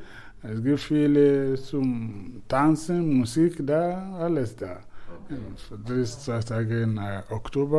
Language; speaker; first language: German; non-native, fluent; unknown